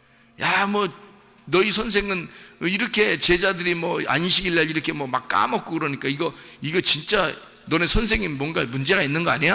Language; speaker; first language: Korean; native; Korean